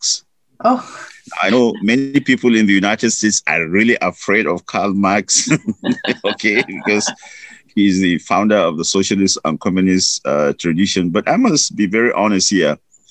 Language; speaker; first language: English; non-native, local second language; Hausa